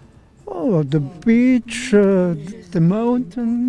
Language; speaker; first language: English; non-native, learner; German